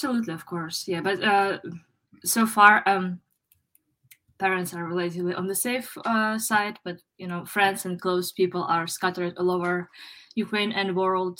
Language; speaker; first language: English; non-native, fluent; Ukrainian